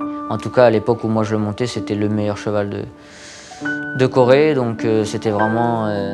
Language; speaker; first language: French; native; French